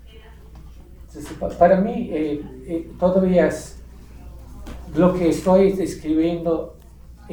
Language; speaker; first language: Spanish; non-native, fluent; English